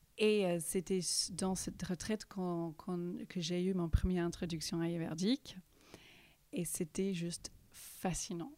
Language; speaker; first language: French; early bilingual, heritage; English